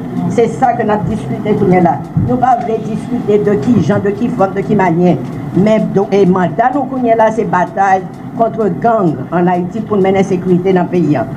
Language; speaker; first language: French; non-native, fluent; Swahili